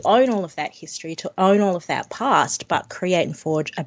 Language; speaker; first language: English; native; English